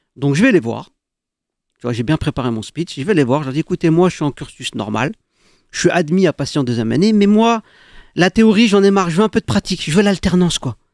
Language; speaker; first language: French; early bilingual, other home language; Arabic